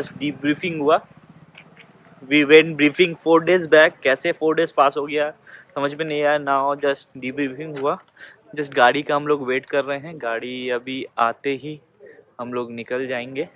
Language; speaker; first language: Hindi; non-native, local second language; Bangla